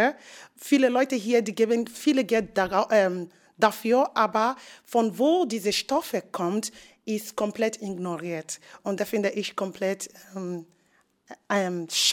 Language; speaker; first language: German; non-native, learner; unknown